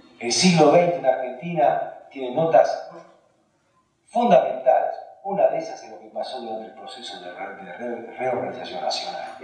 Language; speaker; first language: Spanish; early bilingual, other home language; Hungarian